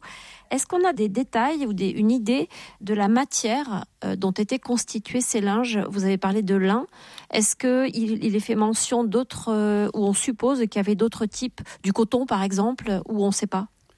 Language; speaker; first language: French; native; French